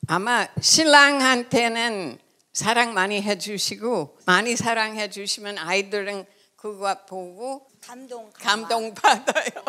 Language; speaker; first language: Korean; non-native, fluent; English